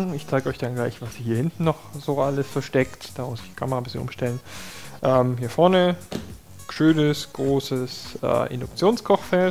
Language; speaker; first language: German; native; German